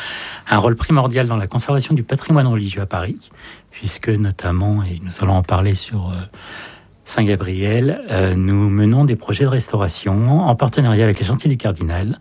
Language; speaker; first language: French; native; French